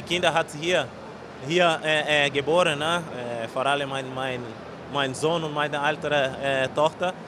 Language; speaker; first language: German; non-native, learner; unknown